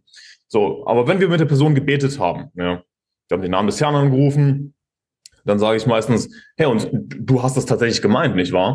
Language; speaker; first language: German; native; German